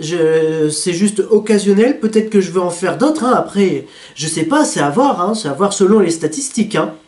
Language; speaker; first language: French; native; French